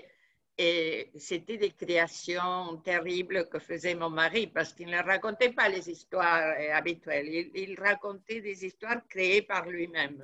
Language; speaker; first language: French; non-native, fluent; Spanish